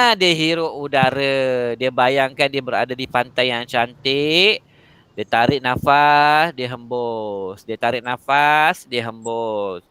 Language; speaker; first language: Malay; native; Malay